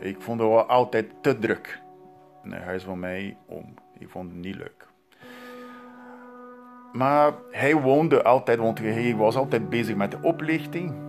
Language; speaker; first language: Dutch; non-native, learner; Portuguese